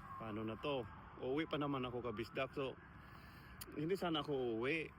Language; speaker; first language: Filipino; non-native, local second language; Cebuano